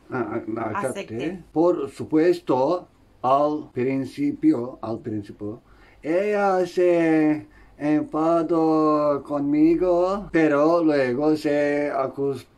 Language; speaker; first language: Spanish; non-native, learner; Turkish